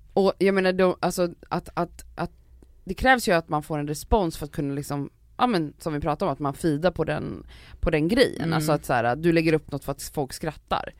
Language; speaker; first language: Swedish; native; Swedish